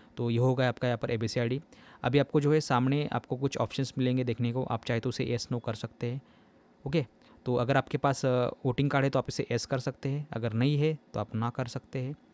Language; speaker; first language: Hindi; non-native, local second language; Marathi